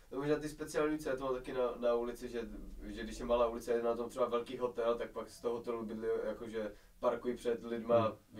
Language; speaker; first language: Czech; native; Czech